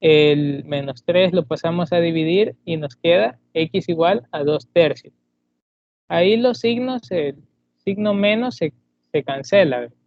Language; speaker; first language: Spanish; native; Spanish